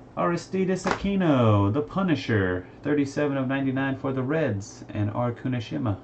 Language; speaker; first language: English; native; English